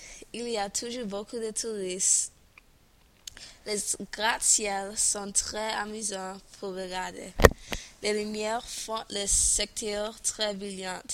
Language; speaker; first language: French; non-native, learner; English